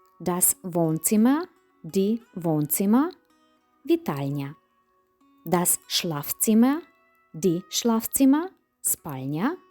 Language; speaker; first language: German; non-native, fluent; Ukrainian